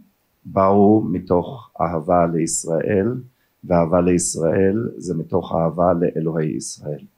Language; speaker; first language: Hebrew; early bilingual, other home language; German